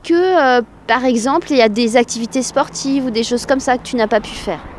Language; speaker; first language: French; native; French